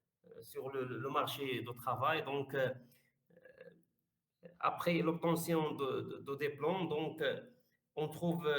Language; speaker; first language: French; non-native, learner; Arabic